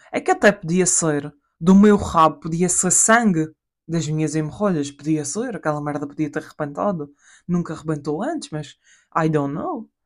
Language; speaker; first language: Portuguese; native; Portuguese